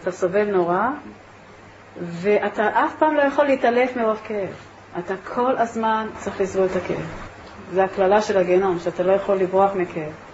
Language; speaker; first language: Hebrew; native; Hebrew